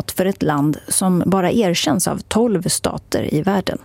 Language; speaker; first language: Swedish; native; Swedish